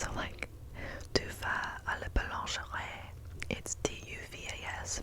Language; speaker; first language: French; non-native, learner; English